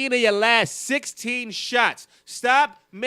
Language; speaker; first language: English; native; English